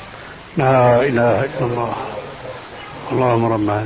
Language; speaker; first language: Arabic; native; Arabic